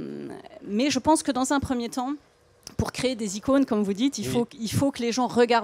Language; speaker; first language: French; native; French